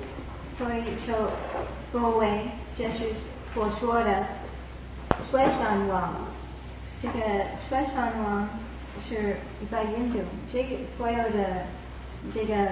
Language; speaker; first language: Chinese; non-native, fluent; English